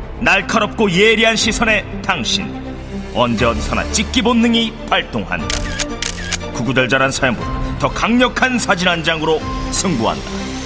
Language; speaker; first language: Korean; native; Korean